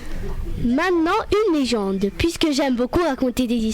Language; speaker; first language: French; native; French